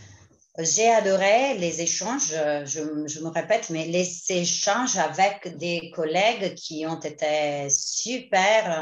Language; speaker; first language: French; non-native, fluent; Italian